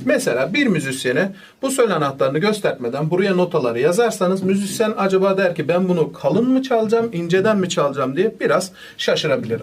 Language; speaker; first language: Turkish; native; Turkish